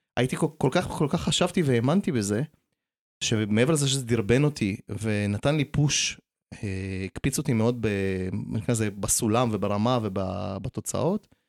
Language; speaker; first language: Hebrew; early bilingual, other home language; Russian